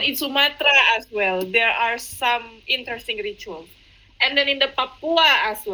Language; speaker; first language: English; non-native, fluent; Indonesian